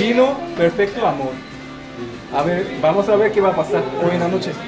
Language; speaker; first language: Spanish; non-native, learner; Korean